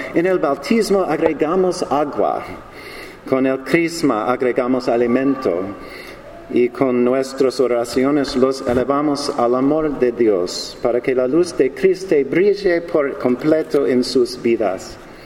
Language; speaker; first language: Spanish; non-native, learner; English